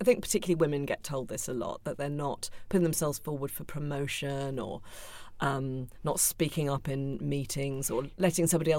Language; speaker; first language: English; native; English